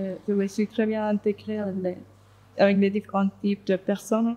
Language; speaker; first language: French; non-native, fluent; Spanish